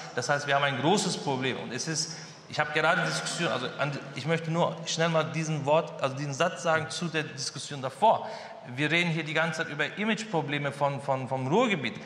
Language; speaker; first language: German; early bilingual, other home language; Turkish